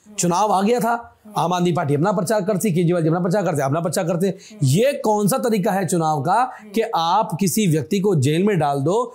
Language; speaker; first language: Hindi; native; Hindi